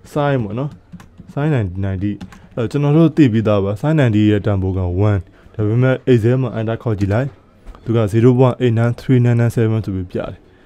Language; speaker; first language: Burmese; native; Burmese